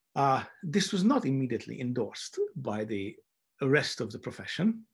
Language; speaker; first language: English; non-native, fluent; Hungarian